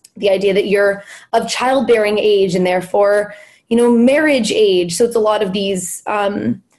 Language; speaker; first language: English; native; English